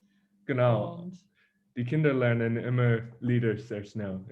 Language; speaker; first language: German; non-native, learner; English